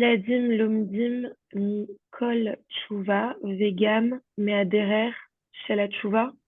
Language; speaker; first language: Hebrew; non-native, learner; French